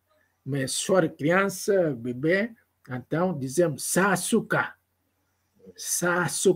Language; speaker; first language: Portuguese; non-native, local second language; Kongo